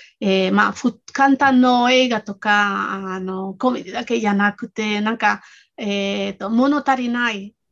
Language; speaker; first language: Japanese; non-native, fluent; Spanish